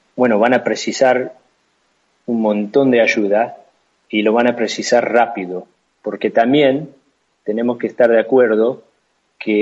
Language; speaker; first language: Spanish; non-native, fluent; English